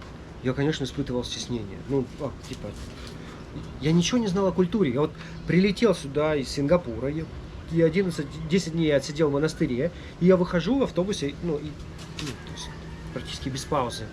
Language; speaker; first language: Russian; native; Russian